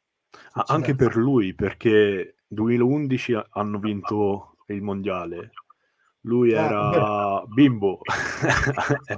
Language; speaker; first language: Italian; early bilingual, heritage; English